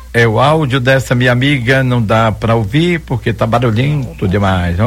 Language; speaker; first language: Portuguese; native; Portuguese